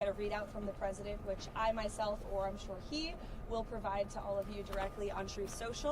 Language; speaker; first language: English; native; English